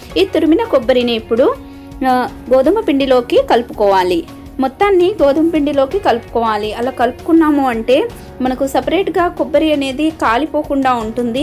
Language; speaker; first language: Telugu; non-native, local second language; Urdu